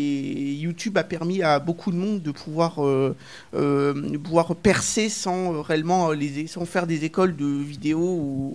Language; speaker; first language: French; native; French